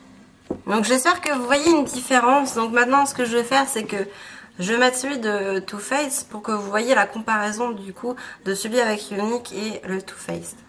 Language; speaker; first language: French; native; French